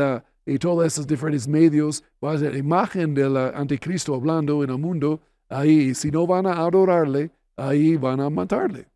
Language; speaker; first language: Spanish; non-native, fluent; English